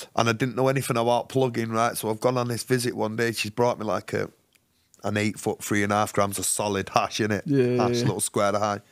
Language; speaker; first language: English; native; English